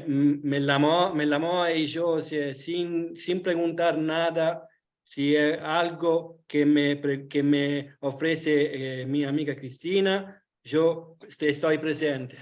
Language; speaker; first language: Spanish; non-native, learner; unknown